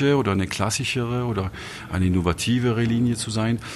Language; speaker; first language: German; non-native, fluent; French